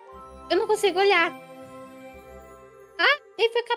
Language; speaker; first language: Portuguese; native; Portuguese